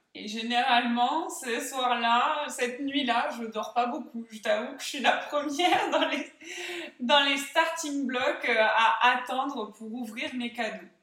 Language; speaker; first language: French; native; French